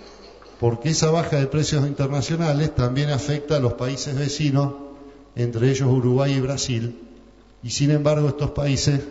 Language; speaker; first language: Spanish; native; Spanish